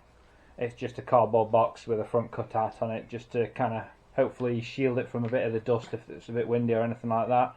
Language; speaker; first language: English; native; English